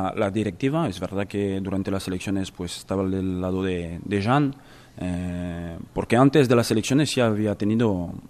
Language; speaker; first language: Spanish; non-native, fluent; French